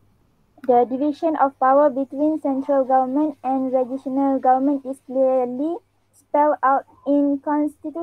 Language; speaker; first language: English; non-native, learner; Malay